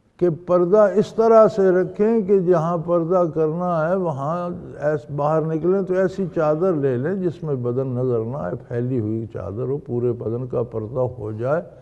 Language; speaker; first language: Urdu; non-native, local second language; Punjabi